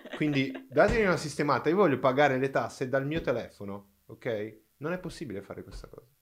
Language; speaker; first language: Italian; non-native, fluent; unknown